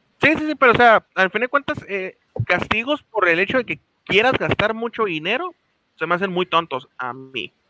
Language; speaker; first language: Spanish; native; Spanish